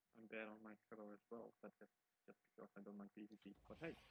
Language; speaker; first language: English; non-native, fluent; Dutch